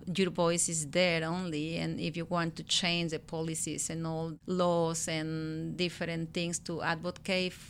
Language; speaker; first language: English; non-native, learner; Spanish